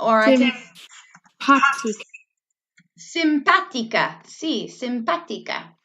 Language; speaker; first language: Spanish; non-native, learner; English